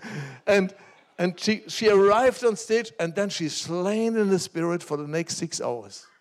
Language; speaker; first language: English; non-native, fluent; German